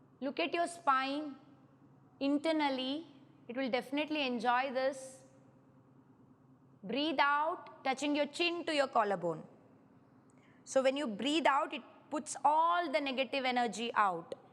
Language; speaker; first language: English; non-native, local second language; Kannada